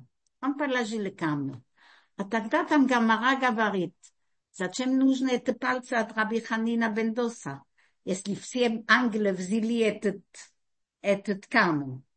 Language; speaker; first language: Russian; early bilingual, heritage; Russian